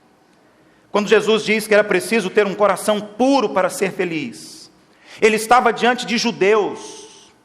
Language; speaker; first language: Portuguese; native; Portuguese